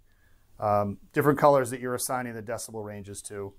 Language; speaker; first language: English; native; English